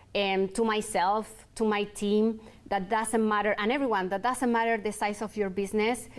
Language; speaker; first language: English; non-native, fluent; Spanish